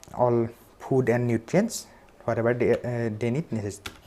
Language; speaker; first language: English; non-native, local second language; Assamese